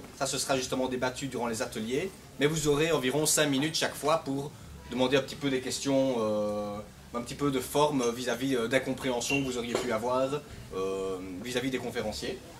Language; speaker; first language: French; native; French